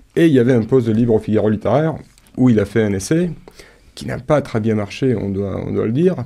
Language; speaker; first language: French; non-native, fluent; Romanian